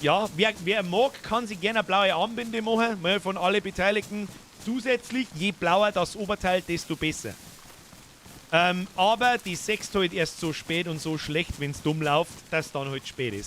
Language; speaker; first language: German; native; German